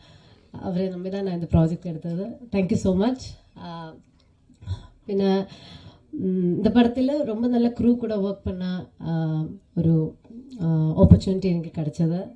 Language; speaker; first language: Tamil; non-native, fluent; Malayalam